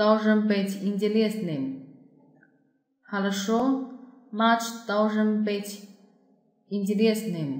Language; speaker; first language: Russian; non-native, fluent; Chinese